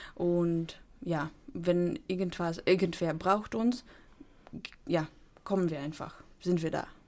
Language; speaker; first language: German; non-native, fluent; Ukrainian